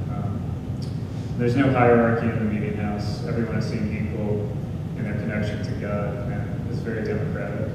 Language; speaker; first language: English; native; English